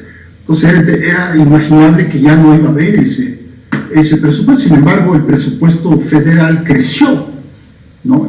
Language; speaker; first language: Spanish; native; Spanish